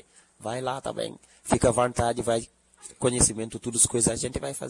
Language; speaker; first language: Portuguese; non-native, learner; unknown